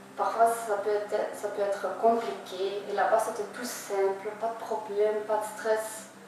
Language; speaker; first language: French; non-native, learner; Dutch